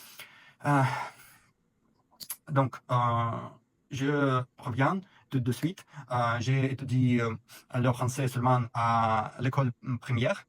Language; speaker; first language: French; non-native, learner; Russian